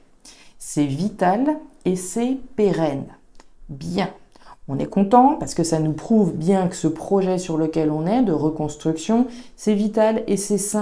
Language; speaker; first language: French; native; French